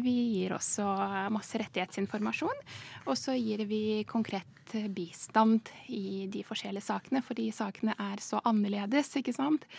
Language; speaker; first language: Norwegian; non-native, fluent; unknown